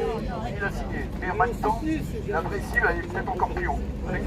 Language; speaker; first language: French; native; French